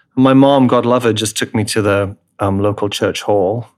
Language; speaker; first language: English; native; English